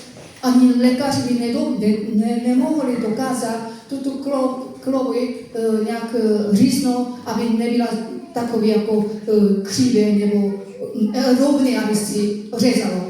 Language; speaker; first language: Czech; non-native, fluent; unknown